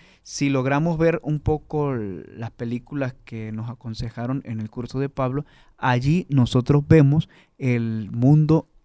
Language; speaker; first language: Spanish; native; Spanish